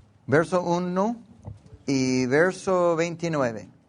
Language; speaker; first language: Spanish; non-native, learner; English